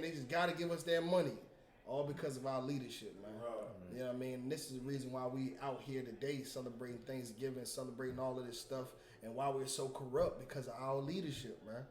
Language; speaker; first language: English; native; English